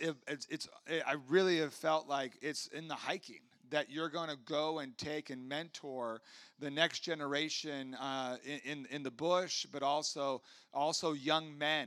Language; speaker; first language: English; native; English